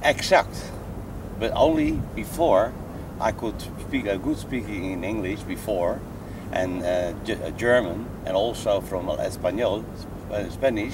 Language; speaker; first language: English; non-native, learner; Dutch